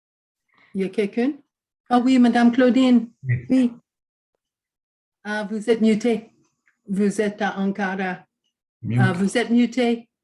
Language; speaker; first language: French; non-native, fluent; English